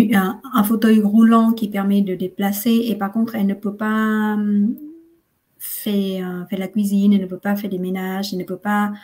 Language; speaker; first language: French; non-native, fluent; Vietnamese